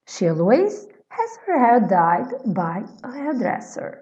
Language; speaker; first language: English; non-native, fluent; Albanian